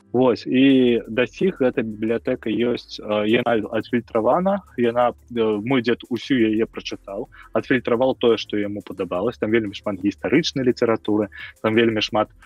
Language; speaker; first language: Belarusian; non-native, local second language; Russian